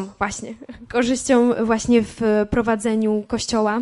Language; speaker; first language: Polish; native; Polish